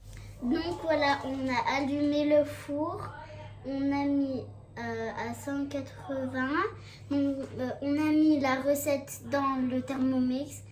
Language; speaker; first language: French; native; French